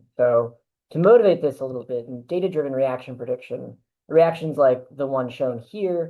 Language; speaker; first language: English; native; English